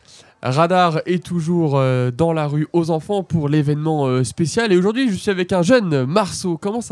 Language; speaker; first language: French; native; French